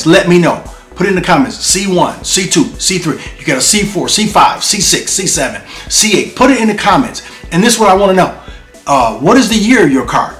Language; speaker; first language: English; native; English